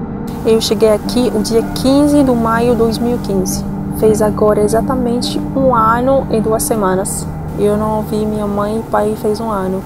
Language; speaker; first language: Portuguese; non-native, learner; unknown